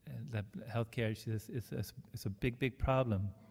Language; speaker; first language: English; native; English